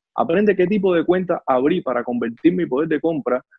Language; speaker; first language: Spanish; native; Spanish